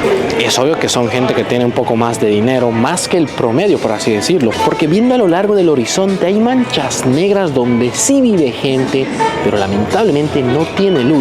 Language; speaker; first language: Spanish; native; Spanish